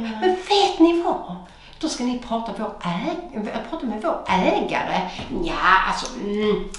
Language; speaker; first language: Swedish; native; Swedish